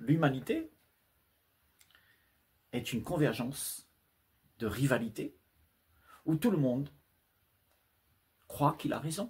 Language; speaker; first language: French; native; French